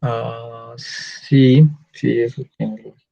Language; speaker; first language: Spanish; native; Spanish